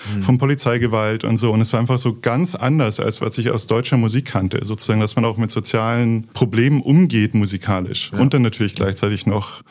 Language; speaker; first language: German; native; German